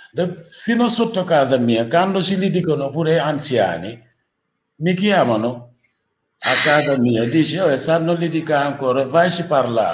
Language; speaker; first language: Italian; non-native, learner; Wolof